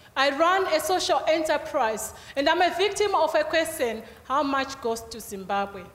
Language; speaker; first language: English; non-native, local second language; Shona